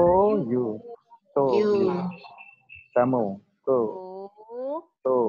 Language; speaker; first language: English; non-native, learner; Indonesian